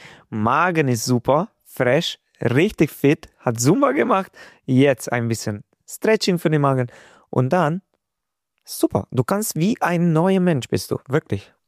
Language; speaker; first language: German; non-native, fluent; Hungarian